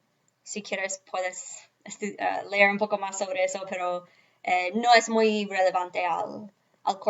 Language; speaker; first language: Spanish; non-native, fluent; English